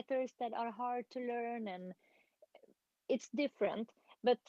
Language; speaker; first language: English; non-native, fluent; Swedish